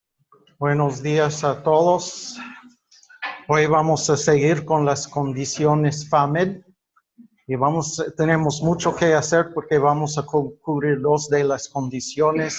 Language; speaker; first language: Spanish; non-native, fluent; English